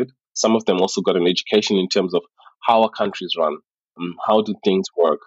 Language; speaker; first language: English; non-native, local second language; Shona